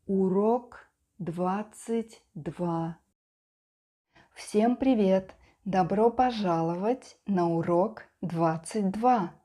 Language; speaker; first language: Russian; non-native, fluent; Spanish